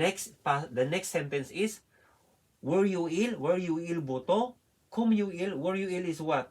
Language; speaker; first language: English; non-native, learner; Filipino